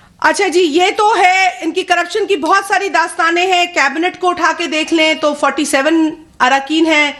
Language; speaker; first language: Urdu; non-native, local second language; Sindhi